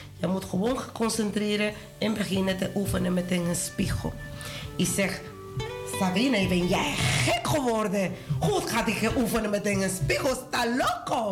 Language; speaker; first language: Dutch; non-native, learner; Spanish